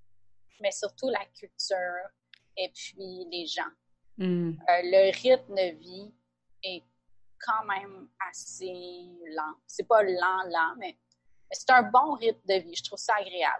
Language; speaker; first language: French; native; French